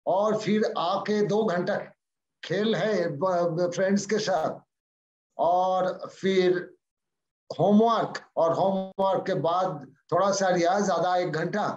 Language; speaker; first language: Hindi; non-native, local second language; Bangla